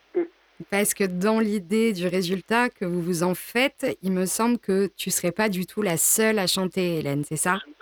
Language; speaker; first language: French; native; French